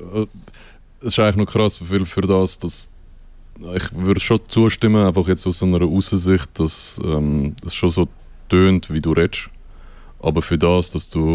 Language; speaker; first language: German; native; German